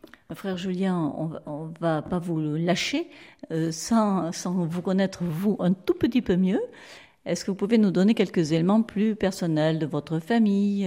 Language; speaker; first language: French; native; French